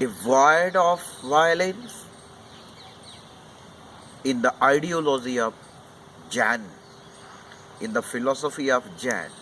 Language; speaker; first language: English; non-native, local second language; Hindi